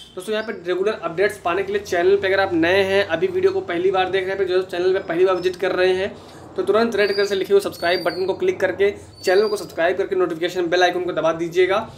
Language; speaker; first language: Hindi; native; Hindi